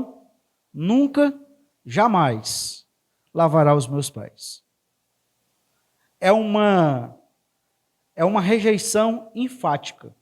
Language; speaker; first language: Portuguese; native; Portuguese